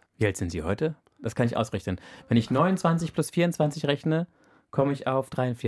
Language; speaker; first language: German; native; German